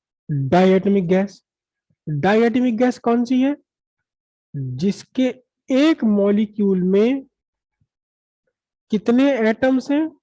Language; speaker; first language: Hindi; native; Hindi